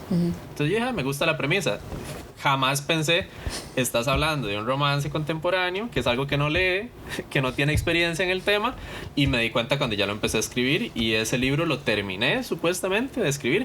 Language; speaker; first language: Spanish; native; Spanish